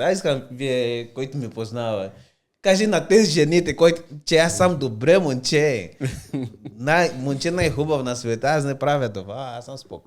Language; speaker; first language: Bulgarian; non-native, learner; Portuguese